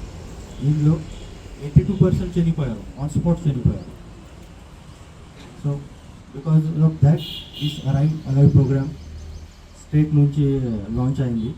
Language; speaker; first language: Telugu; non-native, learner; Hindi